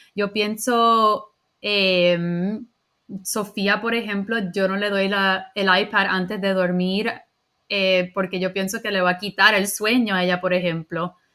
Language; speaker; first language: Spanish; early bilingual, heritage; Spanish